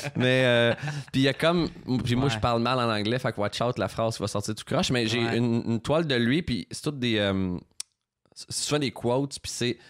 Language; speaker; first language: French; native; French